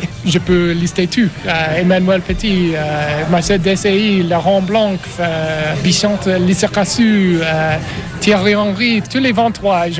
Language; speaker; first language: French; non-native, learner; English